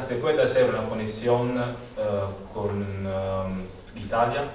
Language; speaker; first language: Spanish; non-native, learner; Italian